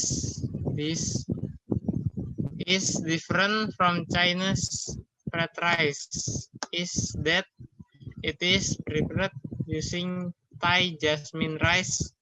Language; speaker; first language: English; non-native, learner; Indonesian